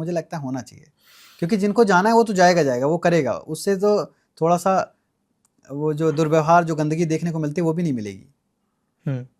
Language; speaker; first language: Hindi; native; Hindi